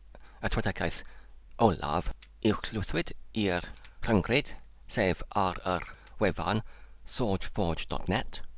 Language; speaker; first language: Welsh; non-native, learner; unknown